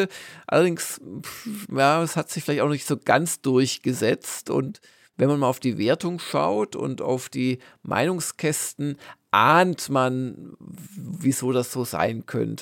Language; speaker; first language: German; native; German